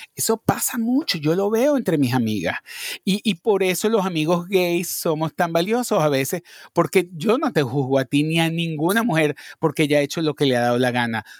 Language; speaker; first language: Spanish; native; Spanish